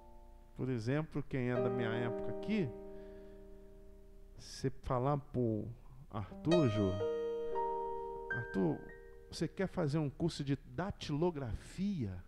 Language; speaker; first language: Portuguese; native; Portuguese